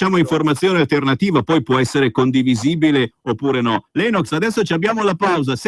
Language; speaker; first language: Italian; native; Italian